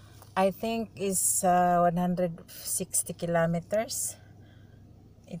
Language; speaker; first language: English; non-native, local second language; Filipino